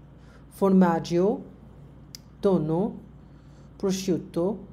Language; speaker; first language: Italian; non-native, learner; French